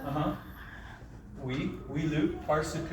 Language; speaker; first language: French; non-native, fluent; English